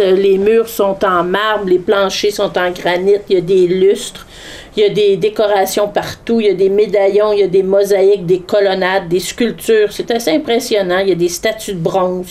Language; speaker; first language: French; native; French